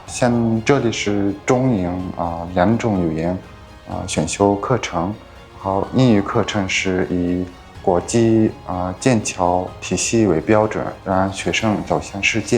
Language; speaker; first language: Chinese; non-native, fluent; Mongolian